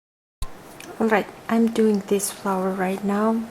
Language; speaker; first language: English; non-native, fluent; Georgian